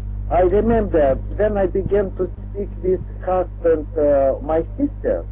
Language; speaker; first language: English; non-native, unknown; Russian